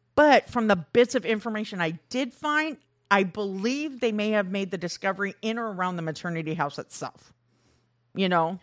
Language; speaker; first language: English; early bilingual, other home language; Korean